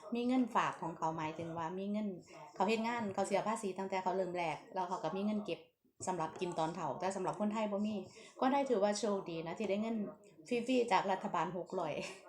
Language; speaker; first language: Thai; non-native, local second language; Northeastern Thai